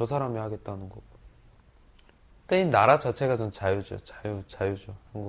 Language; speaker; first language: Korean; native; Korean